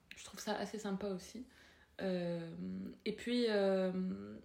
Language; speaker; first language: French; non-native, local second language; Arabic